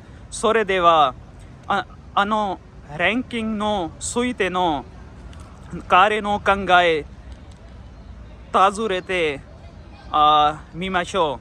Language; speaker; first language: Japanese; non-native, learner; Urdu